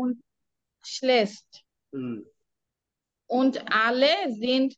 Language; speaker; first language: German; non-native, learner; Bangla